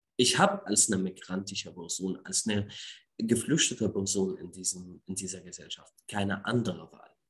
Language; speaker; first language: German; non-native, fluent; Arabic